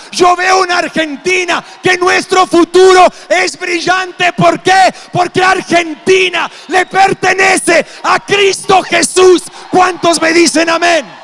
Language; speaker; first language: Spanish; non-native, fluent; English